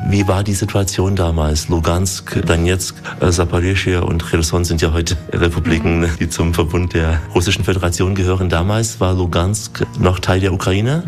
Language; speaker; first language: German; native; German